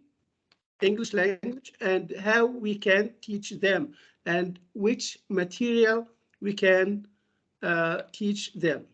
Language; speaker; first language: English; non-native, fluent; Arabic